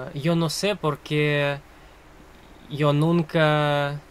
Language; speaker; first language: Spanish; non-native, learner; Russian